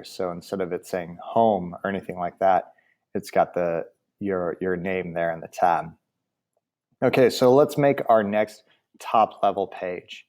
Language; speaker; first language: English; native; English